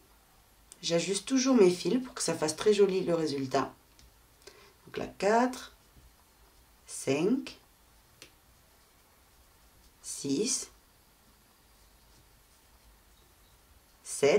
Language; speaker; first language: French; native; French